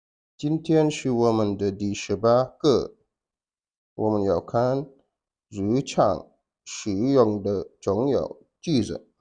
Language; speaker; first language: Chinese; non-native, fluent; Wolof